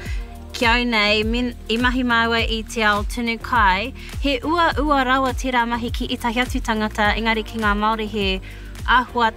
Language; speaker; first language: Māori; non-native, local second language; English